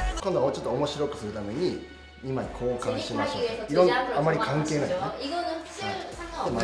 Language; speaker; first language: Japanese; non-native, learner; Korean